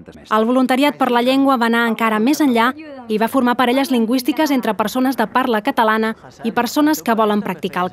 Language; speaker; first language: Catalan; native; Catalan